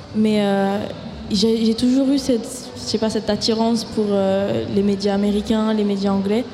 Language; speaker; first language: French; native; French